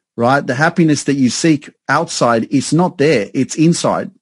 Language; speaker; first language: English; native; English